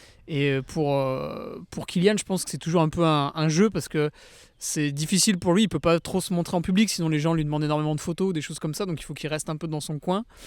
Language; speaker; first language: French; native; French